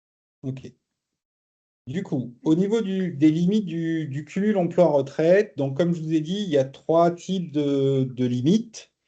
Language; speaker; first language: French; native; French